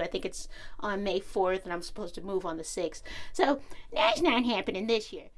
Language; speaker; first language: English; native; English